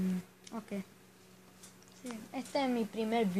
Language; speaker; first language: Spanish; early bilingual, heritage; Spanish